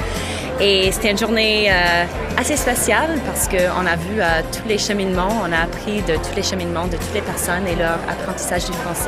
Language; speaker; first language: French; non-native, local second language; English